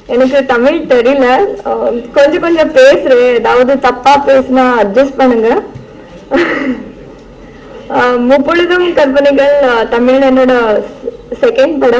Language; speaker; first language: Tamil; non-native, learner; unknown